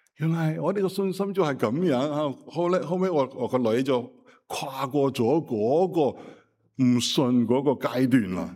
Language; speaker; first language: Cantonese; non-native, fluent; Chinese